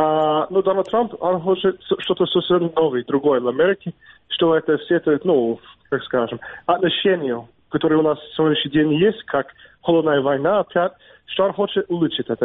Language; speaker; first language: Russian; non-native, fluent; English